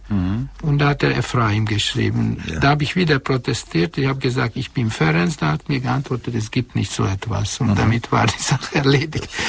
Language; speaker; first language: German; non-native, fluent; Hungarian